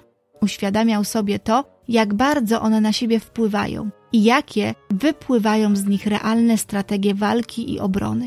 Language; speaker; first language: Polish; native; Polish